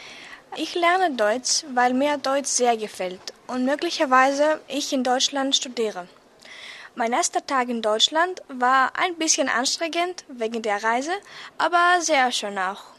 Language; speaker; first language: German; non-native, learner; Greek